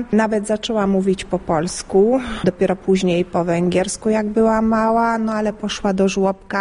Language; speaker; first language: Polish; early bilingual, heritage; Polish